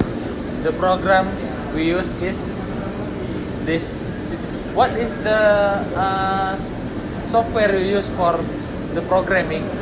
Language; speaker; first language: English; non-native, learner; Indonesian